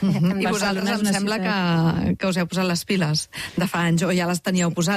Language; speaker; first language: Catalan; native; Catalan